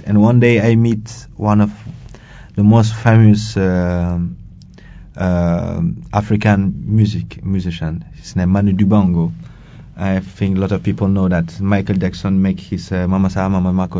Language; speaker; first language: English; non-native, local second language; Wolof